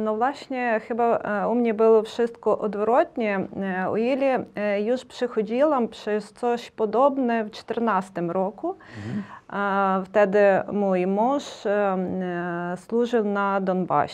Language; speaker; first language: Polish; non-native, learner; Ukrainian